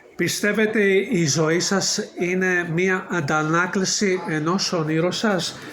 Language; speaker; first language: Greek; early bilingual, heritage; Greek